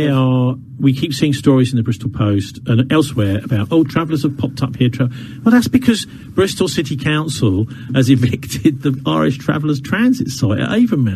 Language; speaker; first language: English; native; English